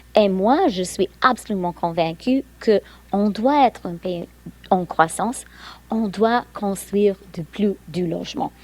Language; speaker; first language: French; non-native, fluent; English